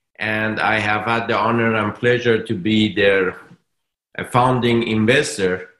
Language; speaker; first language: English; non-native, fluent; Persian